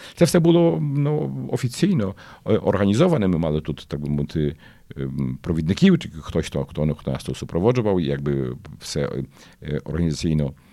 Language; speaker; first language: Ukrainian; early bilingual, heritage; Ukrainian